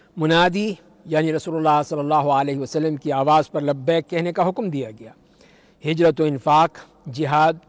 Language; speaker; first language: Urdu; native; Urdu